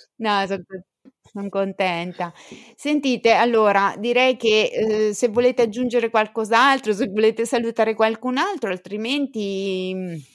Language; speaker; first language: Italian; native; Italian